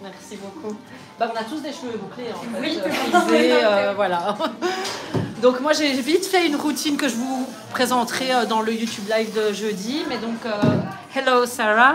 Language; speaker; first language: French; native; French